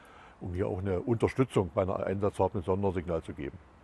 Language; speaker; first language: German; native; German